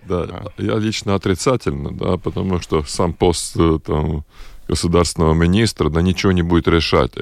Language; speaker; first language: Russian; non-native, local second language; Latvian